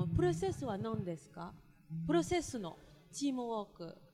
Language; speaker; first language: Japanese; non-native, learner; French